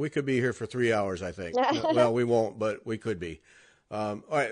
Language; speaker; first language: English; native; English